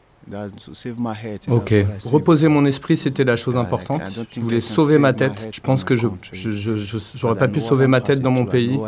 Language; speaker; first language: French; non-native, learner; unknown